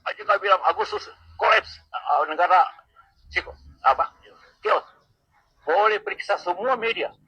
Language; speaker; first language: Indonesian; non-native, local second language; Buginese